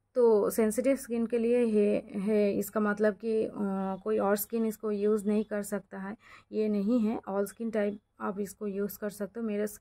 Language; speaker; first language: Hindi; non-native, local second language; Bangla